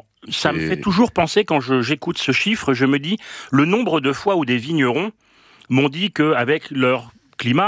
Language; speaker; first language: French; native; French